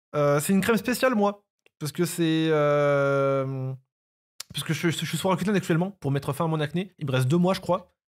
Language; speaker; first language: French; native; French